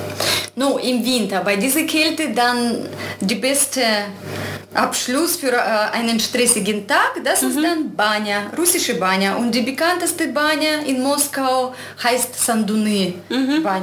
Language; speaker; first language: German; non-native, fluent; Russian